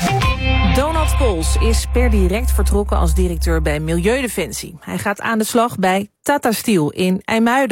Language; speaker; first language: Dutch; native; Dutch